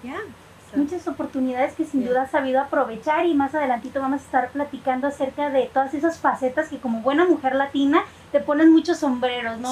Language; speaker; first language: Spanish; native; Spanish